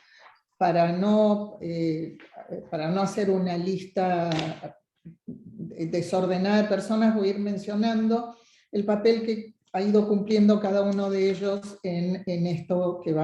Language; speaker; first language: Spanish; native; Spanish